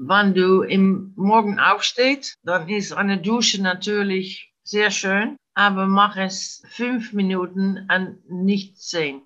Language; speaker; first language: German; non-native, fluent; English